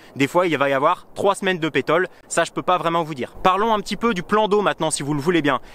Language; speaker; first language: French; native; French